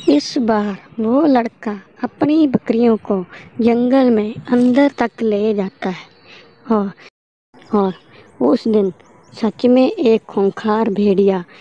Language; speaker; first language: Hindi; native; Hindi